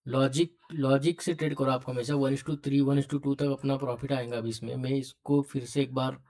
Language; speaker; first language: Hindi; non-native, local second language; Marathi